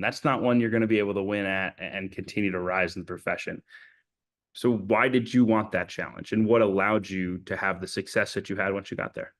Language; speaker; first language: English; native; English